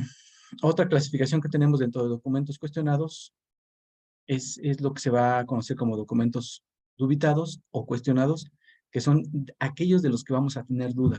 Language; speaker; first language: Spanish; native; Spanish